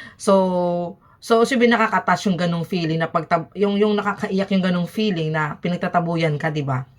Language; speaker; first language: Filipino; native; Filipino